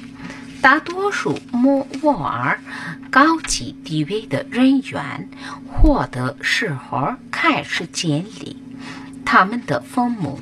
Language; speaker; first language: Chinese; non-native, learner; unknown